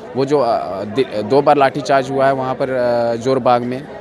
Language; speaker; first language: Hindi; native; Hindi